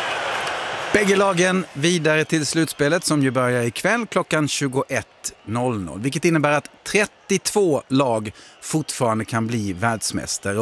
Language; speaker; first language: Swedish; native; Swedish